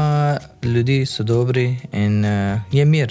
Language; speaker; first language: Slovenian; non-native, learner; Urdu